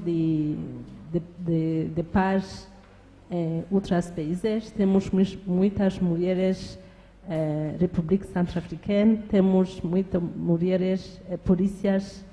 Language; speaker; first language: Portuguese; non-native, learner; Kinyarwanda